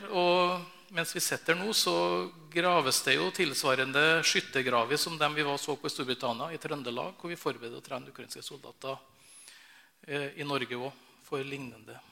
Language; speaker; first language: Norwegian; native; Norwegian